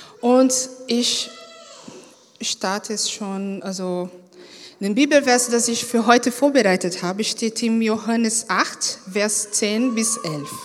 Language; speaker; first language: German; non-native, fluent; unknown